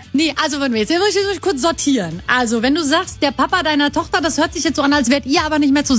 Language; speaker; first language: German; native; German